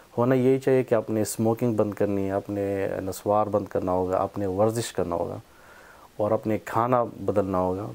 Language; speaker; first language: Urdu; non-native, local second language; Pashto